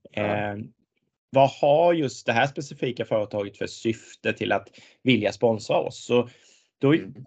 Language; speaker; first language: Swedish; native; Swedish